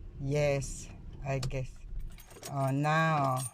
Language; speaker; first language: English; non-native, local second language; Filipino